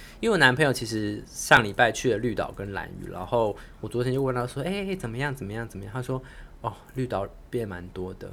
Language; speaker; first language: Chinese; native; Chinese